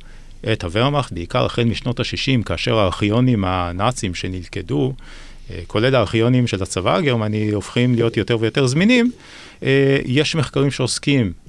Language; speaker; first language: Hebrew; native; Hebrew